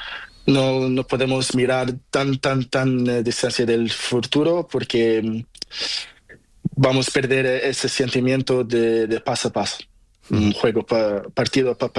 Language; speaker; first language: Spanish; non-native, learner; Portuguese